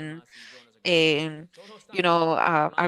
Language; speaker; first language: Spanish; non-native, fluent; English